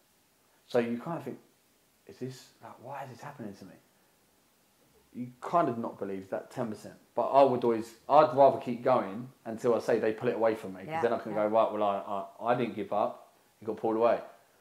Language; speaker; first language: English; native; English